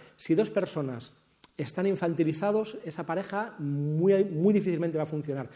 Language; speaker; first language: Spanish; native; Spanish